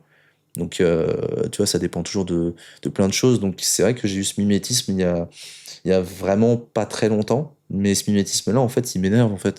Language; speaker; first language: French; native; French